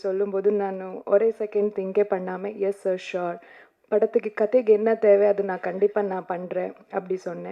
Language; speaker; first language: Tamil; non-native, learner; Kannada